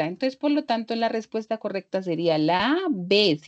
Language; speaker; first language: Spanish; native; Spanish